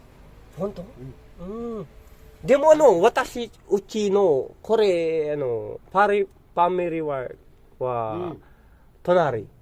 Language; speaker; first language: Japanese; non-native, learner; Filipino